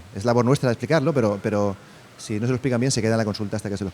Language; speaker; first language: Spanish; native; Spanish